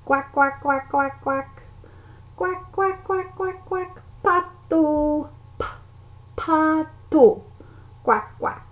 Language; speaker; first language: Spanish; non-native, learner; English